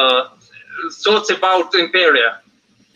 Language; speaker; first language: English; non-native, fluent; Russian